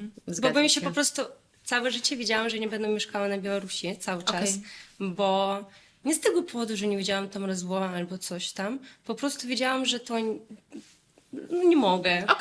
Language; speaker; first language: Polish; non-native, fluent; Russian